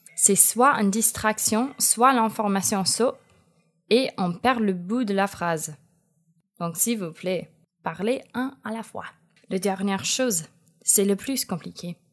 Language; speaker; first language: French; non-native, fluent; English